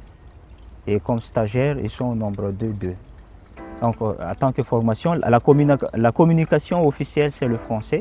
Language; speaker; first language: French; non-native, local second language; Malagasy